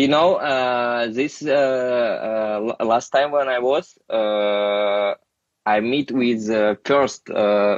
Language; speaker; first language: English; non-native, learner; Russian